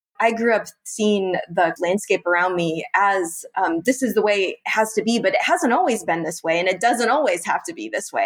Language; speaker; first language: English; native; English